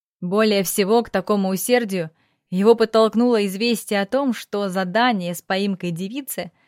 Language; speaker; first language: Russian; native; Russian